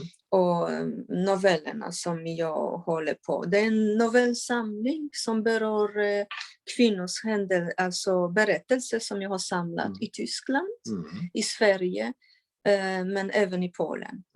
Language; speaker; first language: Swedish; non-native, fluent; Polish